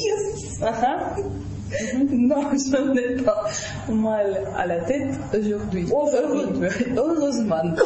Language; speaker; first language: French; non-native, learner; Russian